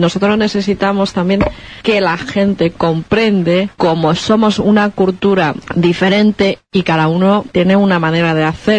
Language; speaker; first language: Spanish; non-native, learner; Chinese